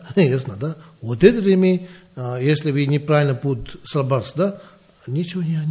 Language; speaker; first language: Russian; non-native, learner; Tibetan